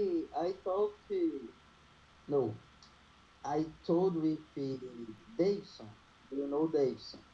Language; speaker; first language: English; non-native, learner; Portuguese